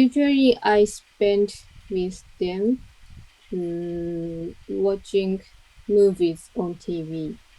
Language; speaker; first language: English; non-native, learner; Japanese